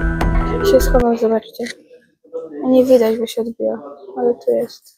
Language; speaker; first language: Polish; native; Polish